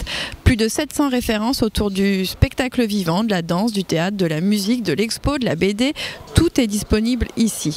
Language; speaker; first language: French; native; French